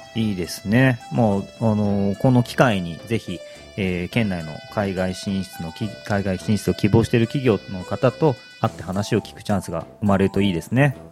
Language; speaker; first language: Japanese; native; Japanese